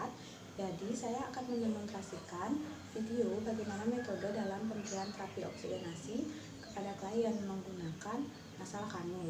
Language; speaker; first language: Indonesian; native; Indonesian